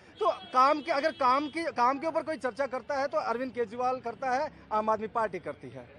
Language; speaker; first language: Hindi; native; Hindi